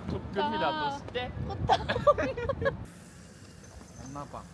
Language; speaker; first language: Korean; non-native, learner; Japanese